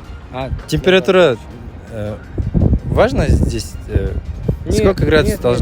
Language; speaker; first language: Russian; non-native, local second language; Kazakh